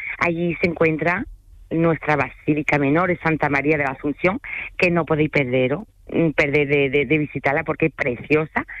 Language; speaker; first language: Spanish; non-native, fluent; French